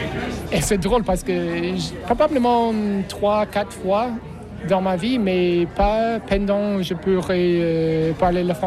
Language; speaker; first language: French; non-native, learner; English